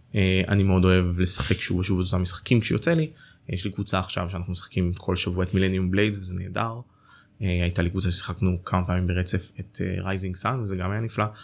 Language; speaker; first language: Hebrew; native; Hebrew